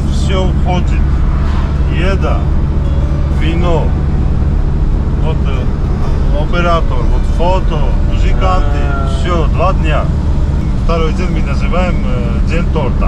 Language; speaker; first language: Russian; non-native, fluent; Georgian